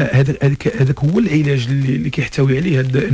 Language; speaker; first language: Arabic; native; Arabic